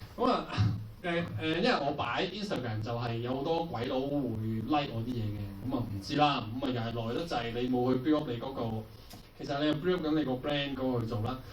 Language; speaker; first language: Cantonese; native; Cantonese